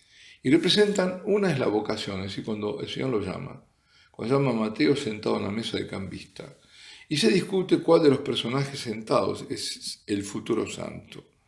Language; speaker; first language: Spanish; native; Spanish